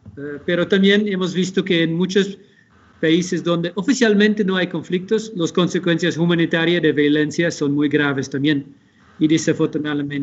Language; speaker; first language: Spanish; non-native, fluent; Dutch